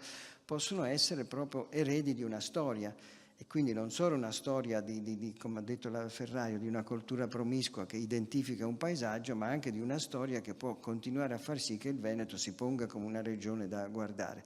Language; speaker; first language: Italian; native; Italian